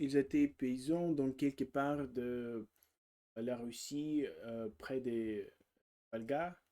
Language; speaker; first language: French; non-native, learner; Russian